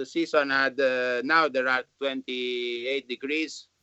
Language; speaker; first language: English; non-native, learner; Italian